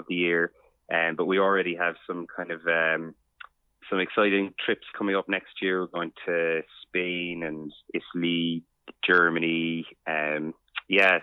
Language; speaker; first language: English; native; English